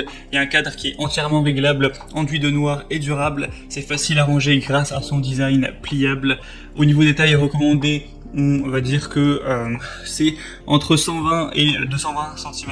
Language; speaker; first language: French; native; French